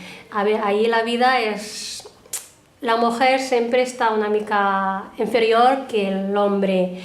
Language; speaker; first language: Spanish; non-native, fluent; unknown